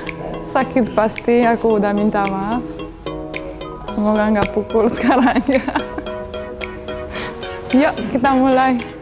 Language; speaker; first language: Indonesian; non-native, fluent; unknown